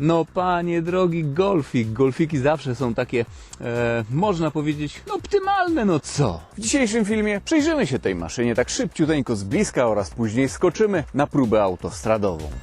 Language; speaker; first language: Polish; native; Polish